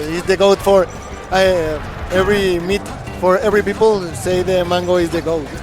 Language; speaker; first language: English; non-native, learner; Spanish